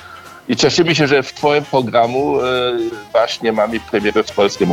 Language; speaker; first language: Polish; early bilingual, heritage; Polish